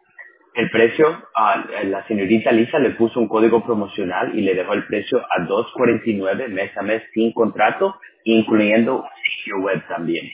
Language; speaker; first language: Spanish; early bilingual, other home language; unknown